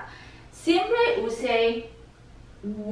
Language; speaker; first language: Spanish; non-native, learner; English